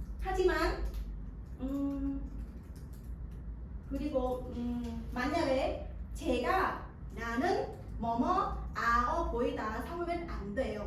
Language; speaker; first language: Korean; non-native, fluent; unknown